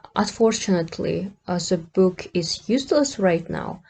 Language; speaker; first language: English; non-native, fluent; Kazakh